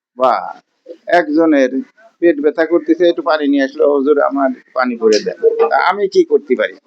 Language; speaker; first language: Bangla; native; Bangla